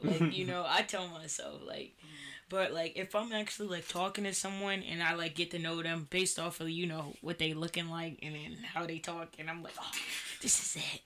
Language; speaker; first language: English; native; English